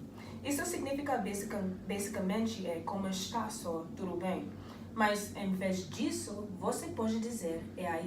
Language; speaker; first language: Portuguese; non-native, learner; English